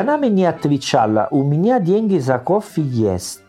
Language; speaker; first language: Russian; non-native, learner; Italian